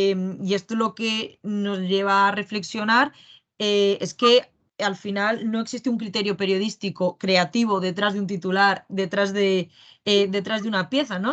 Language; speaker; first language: Spanish; native; Spanish